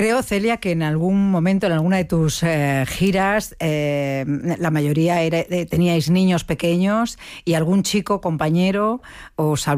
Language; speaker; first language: Spanish; native; Spanish